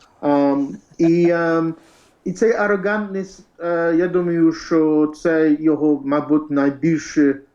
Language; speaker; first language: Ukrainian; early bilingual, heritage; Ukrainian